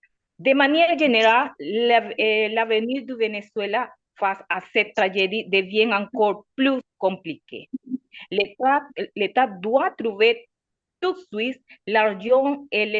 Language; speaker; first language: French; non-native, learner; Spanish